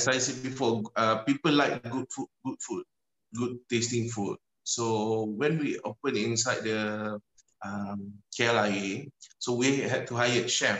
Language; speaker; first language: English; non-native, local second language; Malay